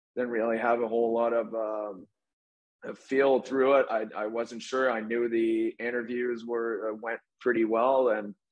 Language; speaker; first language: English; native; English